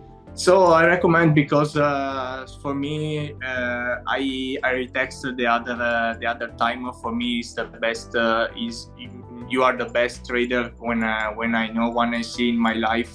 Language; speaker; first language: English; non-native, learner; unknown